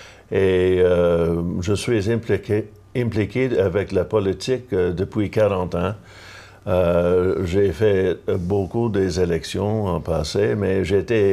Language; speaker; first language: French; non-native, local second language; English